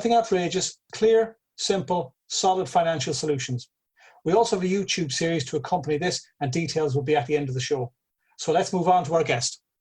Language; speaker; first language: English; native; English